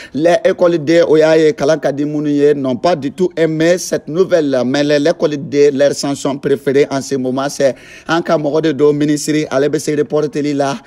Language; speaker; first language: French; non-native, local second language; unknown